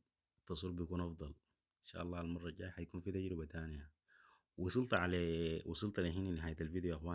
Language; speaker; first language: Arabic; native; Arabic